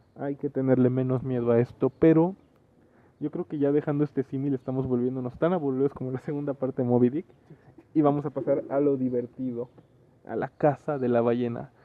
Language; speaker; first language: Spanish; native; Spanish